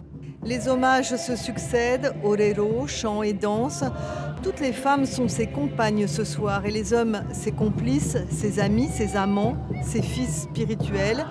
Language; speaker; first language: French; native; French